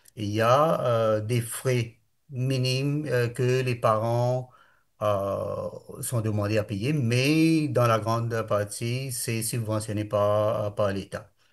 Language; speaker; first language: French; non-native, local second language; Morisyen